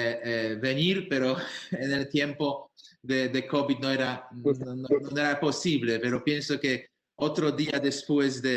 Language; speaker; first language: Spanish; non-native, fluent; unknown